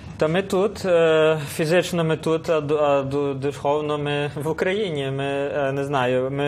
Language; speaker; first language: Ukrainian; native; Ukrainian